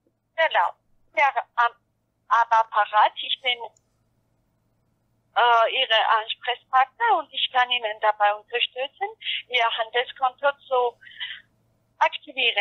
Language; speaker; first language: German; non-native, fluent; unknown